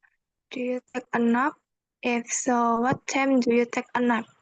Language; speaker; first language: English; non-native, learner; Indonesian